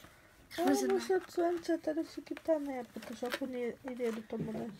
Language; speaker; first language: Japanese; non-native, learner; Portuguese